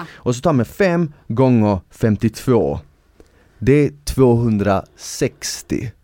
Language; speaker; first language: Swedish; early bilingual, other home language; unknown